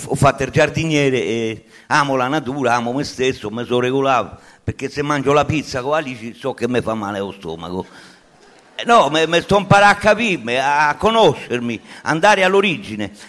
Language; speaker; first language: Italian; native; Italian